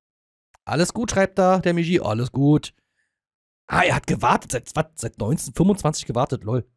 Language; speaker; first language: German; native; German